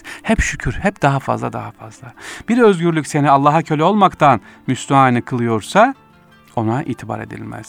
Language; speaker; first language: Turkish; native; Turkish